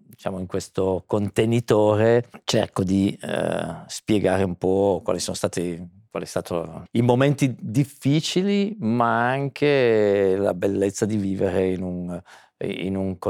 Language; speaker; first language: Italian; native; Italian